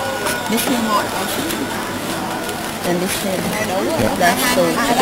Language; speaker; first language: English; non-native, learner; Vietnamese